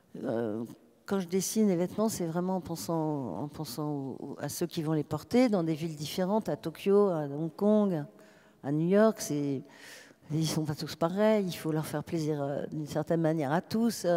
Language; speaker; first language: French; native; French